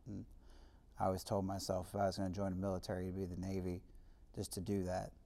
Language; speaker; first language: English; native; English